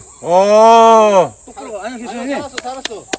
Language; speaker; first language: Korean; native; Korean